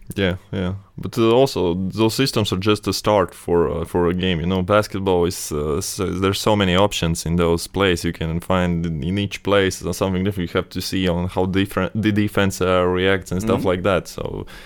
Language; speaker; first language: English; non-native, fluent; Latvian